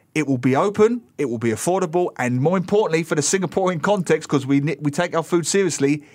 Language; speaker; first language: English; native; English